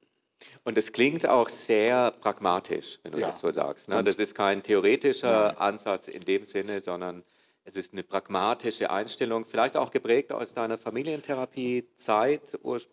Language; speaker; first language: German; native; German